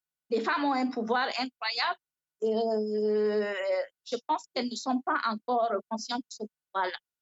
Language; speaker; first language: French; non-native, local second language; Fula